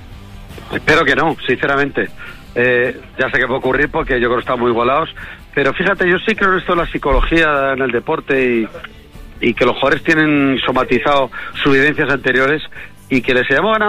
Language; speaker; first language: Spanish; native; Spanish